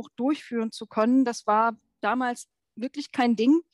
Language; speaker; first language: German; native; German